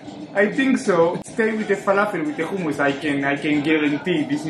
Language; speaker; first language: English; non-native, learner; Hebrew